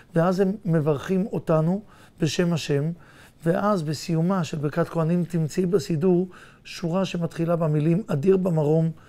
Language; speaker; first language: Hebrew; native; Hebrew